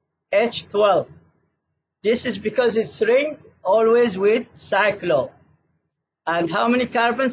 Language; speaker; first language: English; non-native, fluent; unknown